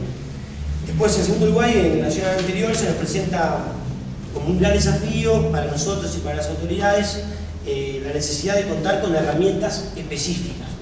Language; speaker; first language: Spanish; native; Spanish